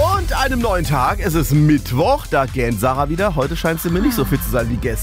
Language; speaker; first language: German; native; German